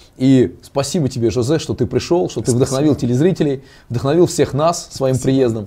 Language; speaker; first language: Russian; native; Russian